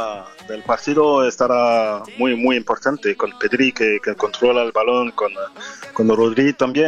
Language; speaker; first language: Spanish; non-native, fluent; French